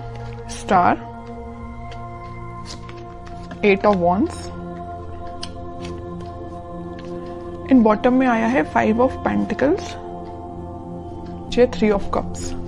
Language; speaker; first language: Hindi; native; Hindi